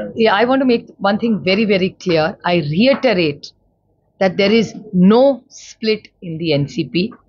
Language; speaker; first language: English; non-native, local second language; Marathi